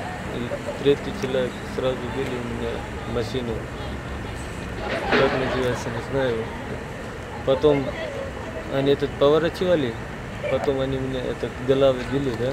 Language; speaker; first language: Russian; non-native, learner; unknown